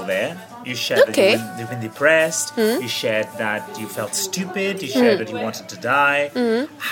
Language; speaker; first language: English; non-native, fluent; Catalan